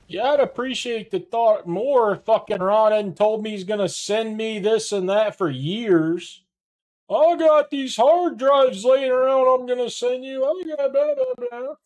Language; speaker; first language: English; native; English